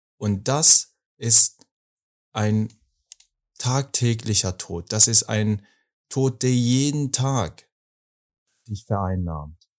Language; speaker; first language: German; non-native, fluent; Persian